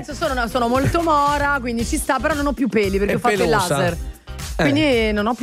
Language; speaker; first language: Italian; native; Italian